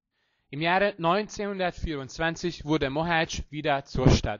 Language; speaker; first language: German; non-native, learner; Hungarian